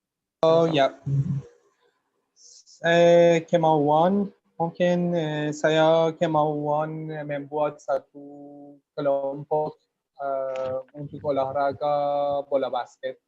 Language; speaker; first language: Indonesian; non-native, learner; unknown